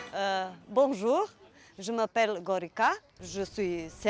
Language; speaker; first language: French; non-native, learner; Serbian